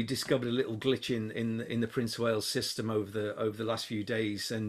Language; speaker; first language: English; native; English